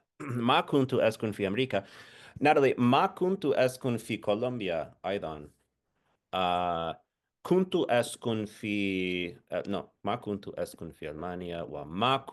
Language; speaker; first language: Arabic; non-native, fluent; English